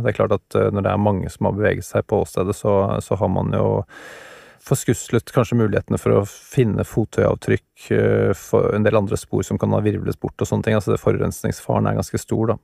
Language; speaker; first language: Norwegian; native; Norwegian